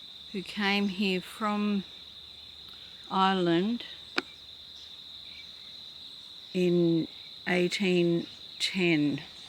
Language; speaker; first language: English; native; English